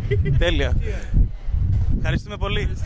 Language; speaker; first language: Greek; native; Greek